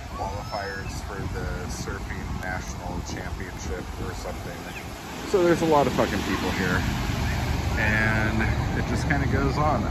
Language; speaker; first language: English; native; English